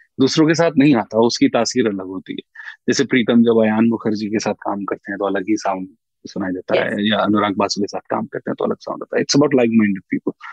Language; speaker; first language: Hindi; native; Hindi